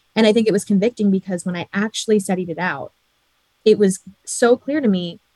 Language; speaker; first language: English; native; English